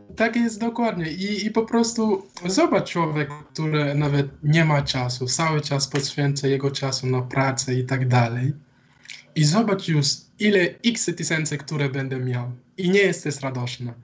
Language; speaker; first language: Polish; non-native, learner; Wolof